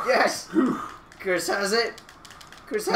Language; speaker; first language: English; native; English